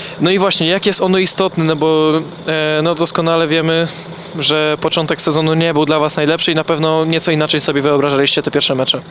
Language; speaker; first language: Polish; native; Polish